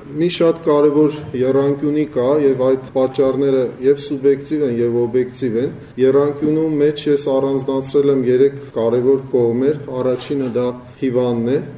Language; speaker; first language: Armenian; native; Armenian